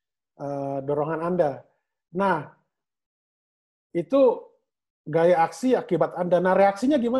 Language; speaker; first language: Indonesian; native; Indonesian